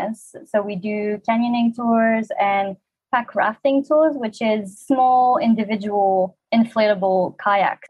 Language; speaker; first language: English; non-native, fluent; French